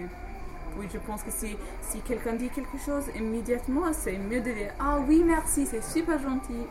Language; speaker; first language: French; non-native, fluent; English